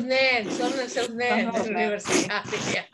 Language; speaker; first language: Catalan; non-native, fluent; Spanish